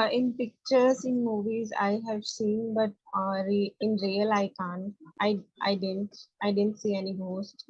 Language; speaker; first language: English; non-native, learner; Hindi